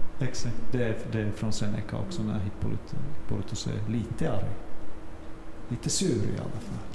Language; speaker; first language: Swedish; non-native, fluent; Finnish